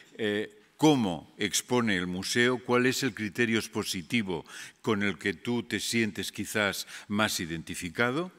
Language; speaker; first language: Spanish; non-native, local second language; Catalan